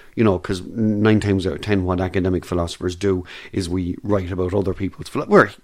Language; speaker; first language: English; native; English